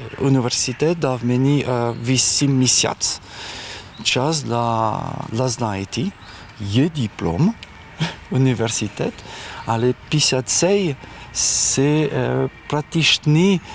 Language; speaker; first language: Ukrainian; non-native, learner; French